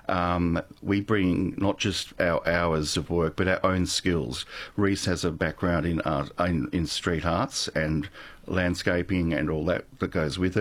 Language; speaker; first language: English; native; English